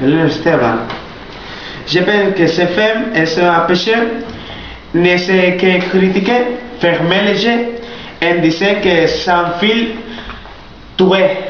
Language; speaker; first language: French; non-native, learner; Spanish